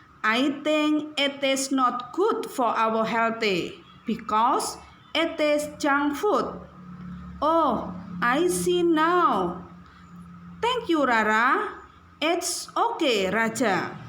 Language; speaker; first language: English; non-native, learner; Indonesian